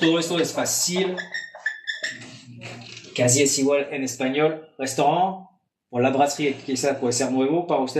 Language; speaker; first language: Spanish; non-native, fluent; French